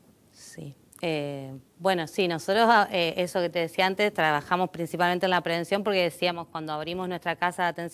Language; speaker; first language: Spanish; native; Spanish